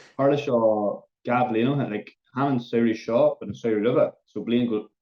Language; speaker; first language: Irish; native; Irish